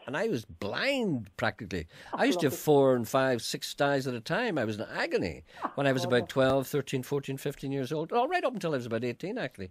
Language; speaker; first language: English; native; English